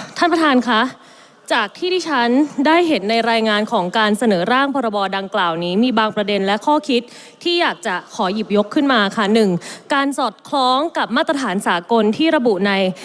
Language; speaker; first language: Thai; native; Thai